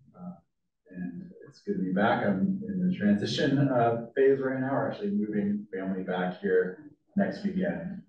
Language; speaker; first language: English; native; English